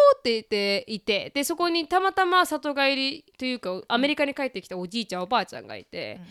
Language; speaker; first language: Japanese; native; Japanese